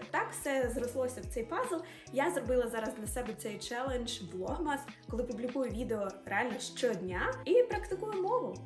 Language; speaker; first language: Ukrainian; non-native, local second language; Russian